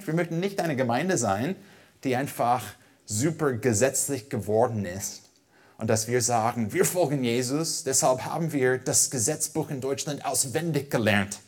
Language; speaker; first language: German; non-native, fluent; English